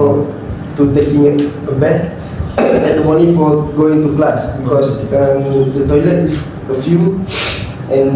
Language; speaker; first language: English; non-native, learner; Malay